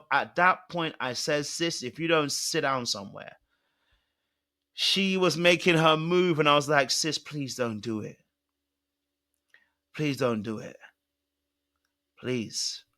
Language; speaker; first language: English; native; English